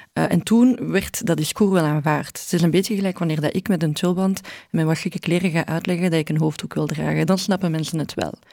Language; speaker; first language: Dutch; early bilingual, other home language; Arabic